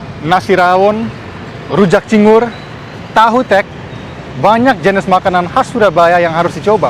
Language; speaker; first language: Indonesian; non-native, fluent; Dutch